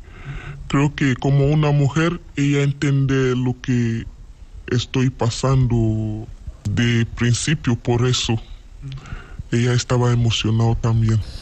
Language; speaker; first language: Spanish; non-native, learner; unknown